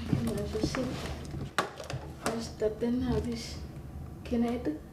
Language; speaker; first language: Danish; non-native, learner; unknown